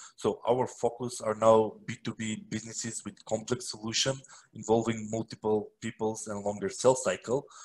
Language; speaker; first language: English; non-native, fluent; Macedonian